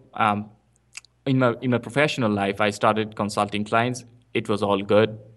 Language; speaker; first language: English; non-native, local second language; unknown